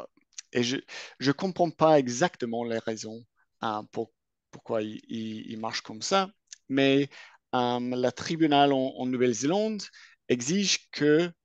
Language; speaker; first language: French; non-native, fluent; English